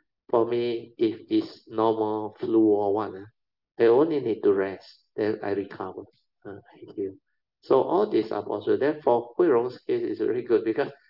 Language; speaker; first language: English; non-native, local second language; Min Nan Chinese